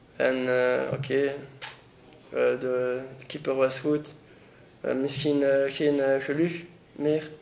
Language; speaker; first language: Dutch; non-native, learner; French